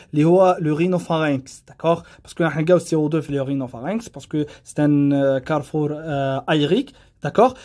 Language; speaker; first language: French; non-native, local second language; Arabic